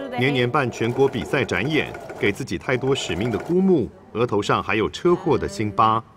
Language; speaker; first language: Chinese; native; Chinese